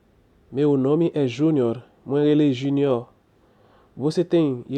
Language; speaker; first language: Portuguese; non-native, fluent; Haitian Creole